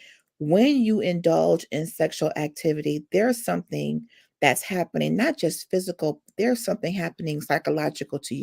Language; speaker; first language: English; native; English